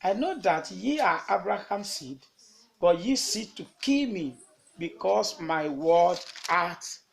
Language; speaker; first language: English; non-native, local second language; Yoruba